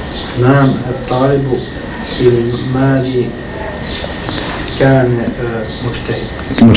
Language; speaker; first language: Arabic; non-native, learner; Bosnian